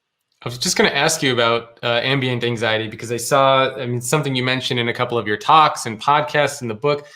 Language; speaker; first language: English; native; English